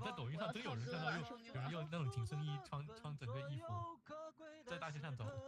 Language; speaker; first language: Chinese; native; Chinese